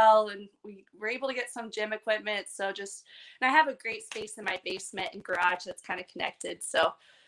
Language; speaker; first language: English; native; English